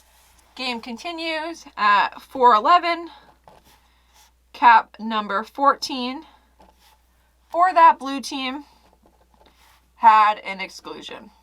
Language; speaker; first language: English; native; English